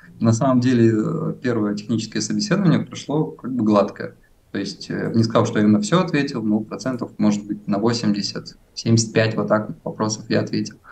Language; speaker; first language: Russian; native; Russian